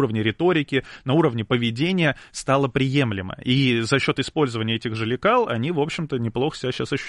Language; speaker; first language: Russian; native; Russian